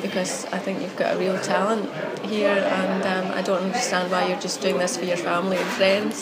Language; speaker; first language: English; native; English